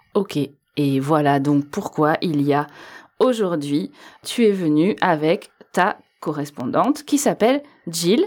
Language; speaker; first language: French; native; French